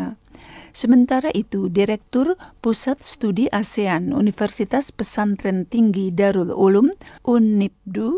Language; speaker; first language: Indonesian; native; Indonesian